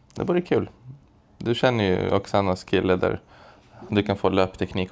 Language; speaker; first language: Swedish; native; Swedish